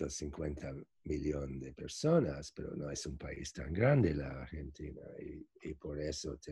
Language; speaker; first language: Spanish; non-native, fluent; English